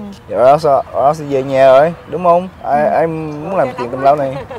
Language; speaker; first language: Vietnamese; early bilingual, heritage; Vietnamese